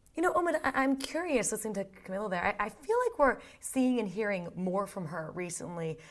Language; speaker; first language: English; native; English